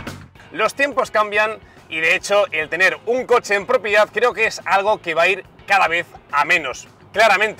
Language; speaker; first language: Spanish; native; Spanish